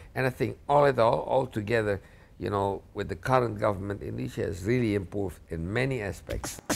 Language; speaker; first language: English; non-native, fluent; Indonesian